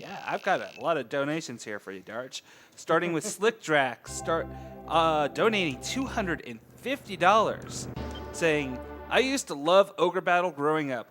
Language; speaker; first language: English; native; English